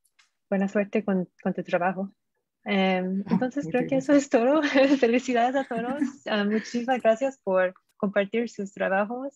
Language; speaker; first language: Spanish; non-native, fluent; English